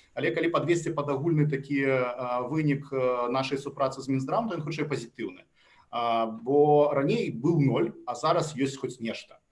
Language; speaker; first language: Belarusian; non-native, local second language; Russian